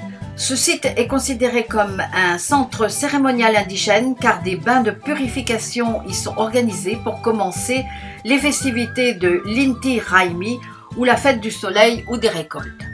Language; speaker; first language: French; native; French